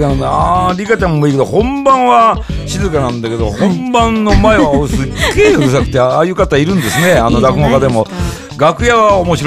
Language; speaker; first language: Japanese; native; Japanese